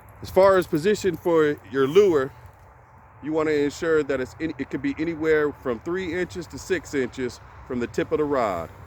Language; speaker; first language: English; native; English